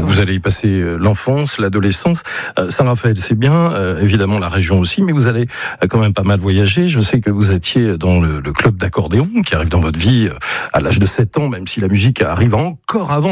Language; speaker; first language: French; native; French